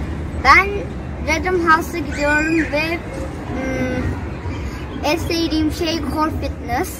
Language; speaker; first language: Turkish; early bilingual, heritage; Turkish